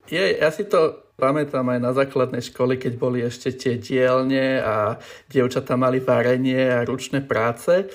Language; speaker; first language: Slovak; native; Slovak